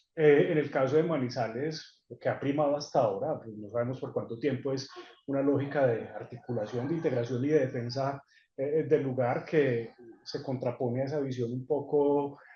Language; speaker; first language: Spanish; native; Spanish